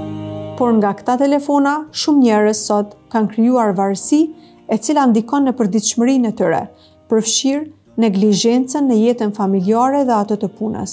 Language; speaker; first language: Albanian; native; Albanian